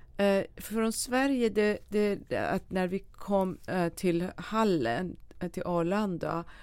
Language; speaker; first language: Swedish; non-native, fluent; Persian